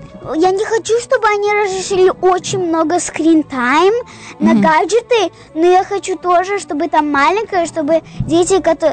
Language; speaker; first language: Russian; early bilingual, heritage; Russian